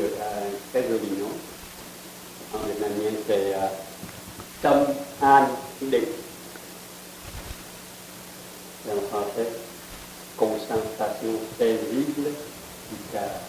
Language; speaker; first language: French; non-native, fluent; Vietnamese